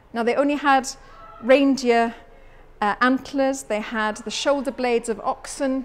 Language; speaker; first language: English; native; English